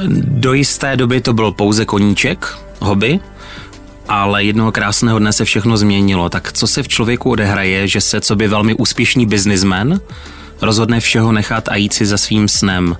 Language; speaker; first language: Czech; native; Czech